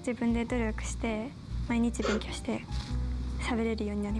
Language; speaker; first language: Japanese; early bilingual, other home language; English